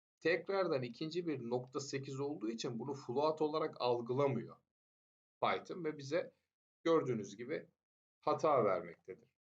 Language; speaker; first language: Turkish; native; Turkish